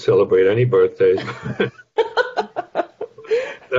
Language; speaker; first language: English; non-native, fluent; German